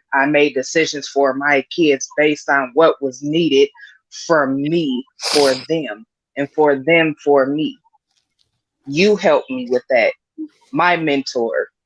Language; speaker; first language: English; native; English